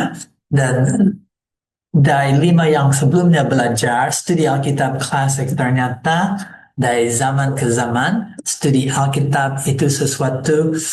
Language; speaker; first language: Indonesian; non-native, fluent; English